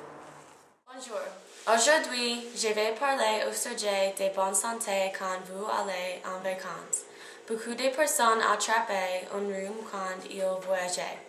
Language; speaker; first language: French; non-native, learner; English